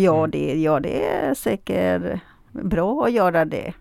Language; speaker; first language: Swedish; non-native, fluent; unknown